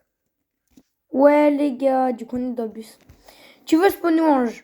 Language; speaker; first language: French; native; French